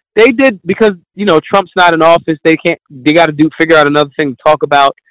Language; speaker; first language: English; native; English